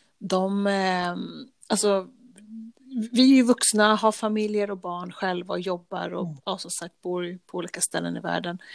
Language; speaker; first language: Swedish; native; Swedish